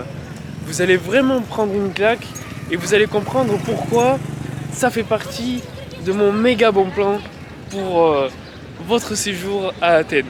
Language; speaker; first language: French; native; French